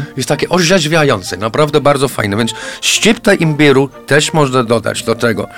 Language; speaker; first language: Polish; non-native, fluent; English